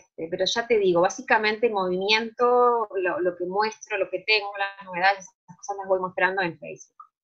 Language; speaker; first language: Spanish; native; Spanish